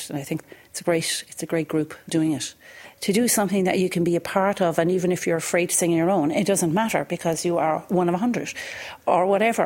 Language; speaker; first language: English; native; English